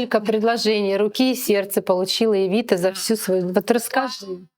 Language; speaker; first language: Russian; native; Russian